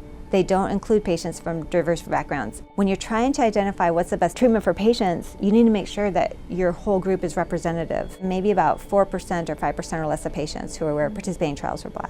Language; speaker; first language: English; native; English